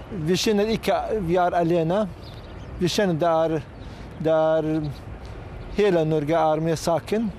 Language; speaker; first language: Norwegian; non-native, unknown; Kurdish